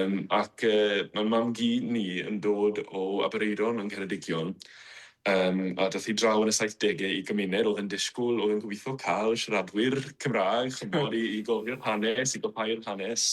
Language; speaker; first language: Welsh; non-native, fluent; English